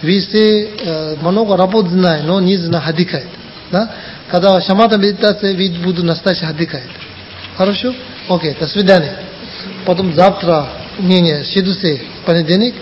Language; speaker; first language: Russian; non-native, learner; Tibetan